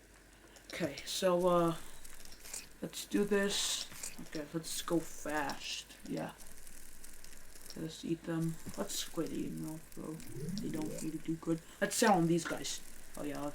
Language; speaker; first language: English; native; English